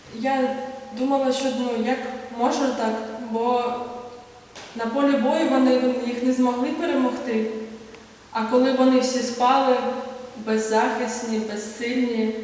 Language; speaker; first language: Ukrainian; native; Ukrainian